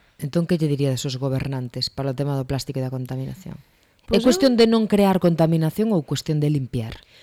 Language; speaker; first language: Galician; non-native, local second language; Spanish